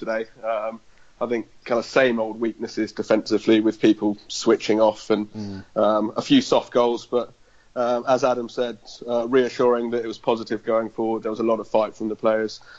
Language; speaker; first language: English; native; English